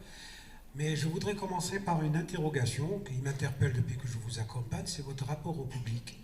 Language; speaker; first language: French; non-native, local second language; Kabyle